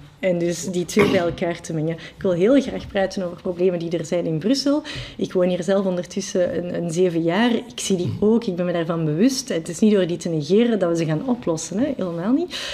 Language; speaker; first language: Dutch; non-native, local second language; French